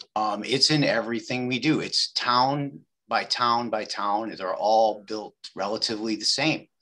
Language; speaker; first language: English; native; English